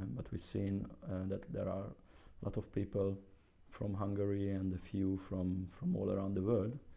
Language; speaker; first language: English; non-native, fluent; Hungarian